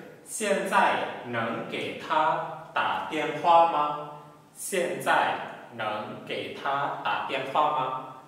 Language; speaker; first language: Chinese; non-native, fluent; Indonesian